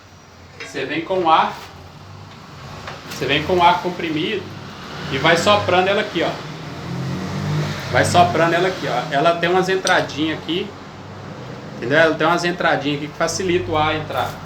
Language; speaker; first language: Portuguese; native; Portuguese